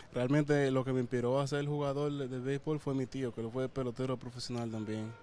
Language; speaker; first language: Spanish; native; Spanish